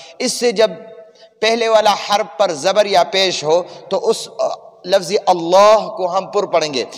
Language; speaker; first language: Urdu; non-native, local second language; Pashto